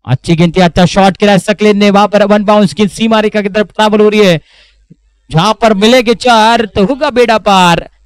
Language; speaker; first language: Hindi; non-native, local second language; Marathi